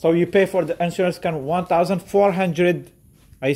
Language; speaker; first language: English; non-native, learner; French